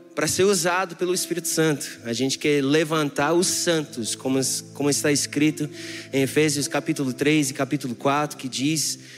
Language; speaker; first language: Portuguese; non-native, fluent; English